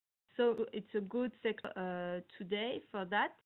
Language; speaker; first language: English; non-native, learner; French